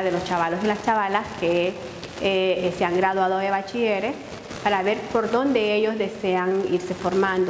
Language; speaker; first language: Spanish; native; Spanish